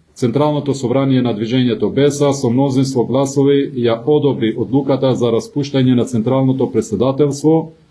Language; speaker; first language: Macedonian; non-native, local second language; Albanian